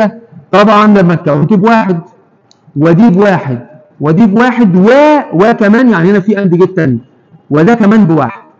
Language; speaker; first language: Arabic; native; Arabic